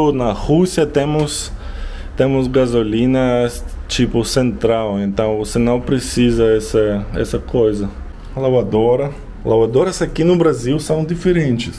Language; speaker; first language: Portuguese; non-native, learner; Russian